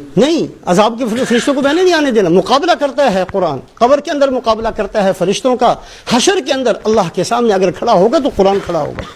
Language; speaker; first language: Urdu; non-native, local second language; Punjabi